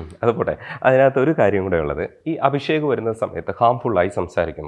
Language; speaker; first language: Malayalam; native; Malayalam